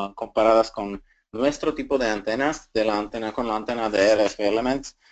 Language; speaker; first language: Spanish; non-native, fluent; Slovak